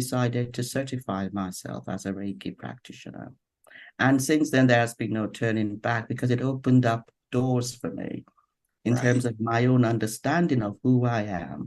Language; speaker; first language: English; non-native, local second language; Yoruba